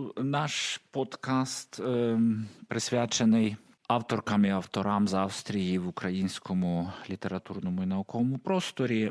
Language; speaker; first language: Ukrainian; native; Ukrainian